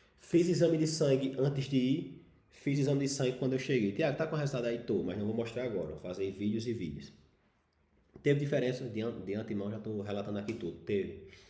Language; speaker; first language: Portuguese; native; Portuguese